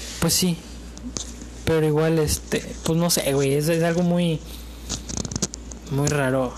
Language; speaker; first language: Spanish; native; Spanish